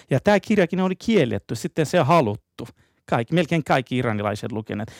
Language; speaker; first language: Finnish; non-native, fluent; Persian